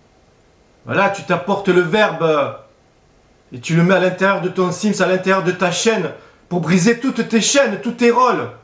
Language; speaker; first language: French; native; French